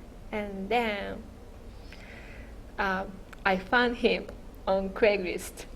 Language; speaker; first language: English; non-native, fluent; Japanese